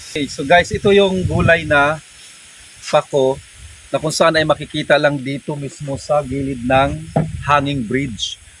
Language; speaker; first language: Filipino; non-native, local second language; Bikol